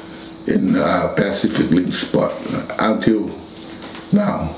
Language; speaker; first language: English; non-native, learner; Thai